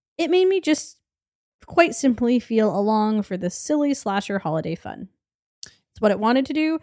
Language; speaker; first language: English; native; English